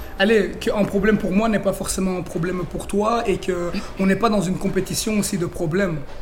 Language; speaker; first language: French; native; French